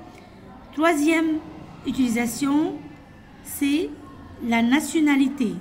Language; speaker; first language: French; non-native, fluent; Arabic